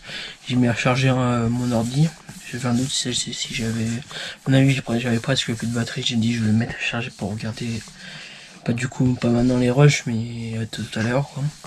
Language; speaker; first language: French; native; French